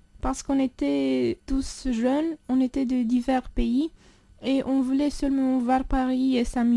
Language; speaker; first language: French; non-native, fluent; Romanian